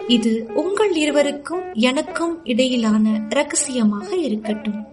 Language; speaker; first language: Tamil; native; Tamil